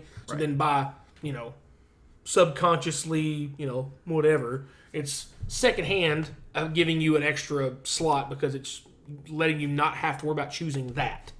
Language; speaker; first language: English; native; English